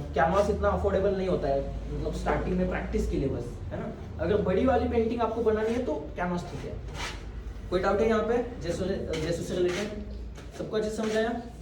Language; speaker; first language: Hindi; non-native, local second language; Marathi